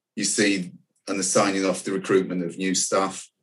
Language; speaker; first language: English; native; English